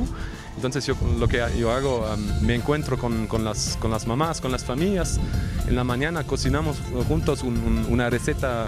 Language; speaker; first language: Spanish; non-native, fluent; German